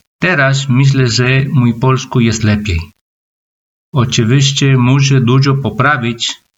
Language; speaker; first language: Polish; non-native, learner; Spanish